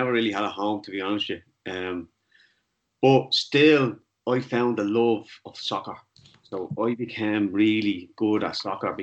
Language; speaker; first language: English; native; English